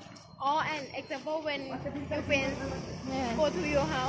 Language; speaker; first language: English; non-native, learner; Thai